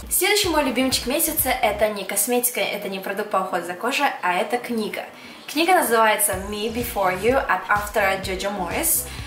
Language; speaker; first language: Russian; early bilingual, heritage; Russian